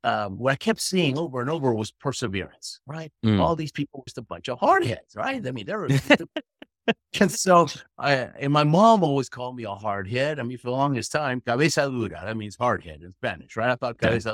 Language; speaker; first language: English; early bilingual, other home language; Spanish